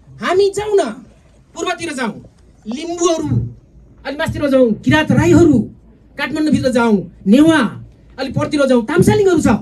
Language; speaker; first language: Nepali; non-native, local second language; Eastern Tamang